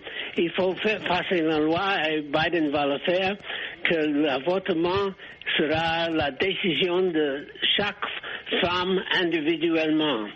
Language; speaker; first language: French; non-native, fluent; English